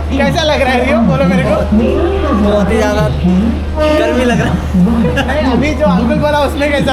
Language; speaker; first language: Hindi; non-native, local second language; Telugu